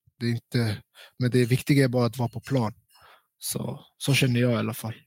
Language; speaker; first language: Swedish; early bilingual, other home language; Central Kurdish